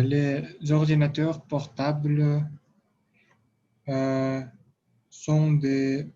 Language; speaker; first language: French; non-native, learner; Russian